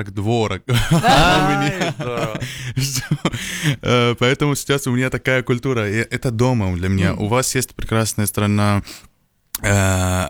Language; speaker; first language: Russian; non-native, learner; Arabic